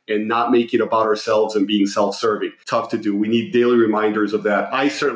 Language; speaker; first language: English; native; English